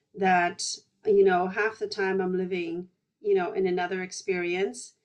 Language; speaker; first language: English; early bilingual, other home language; Polish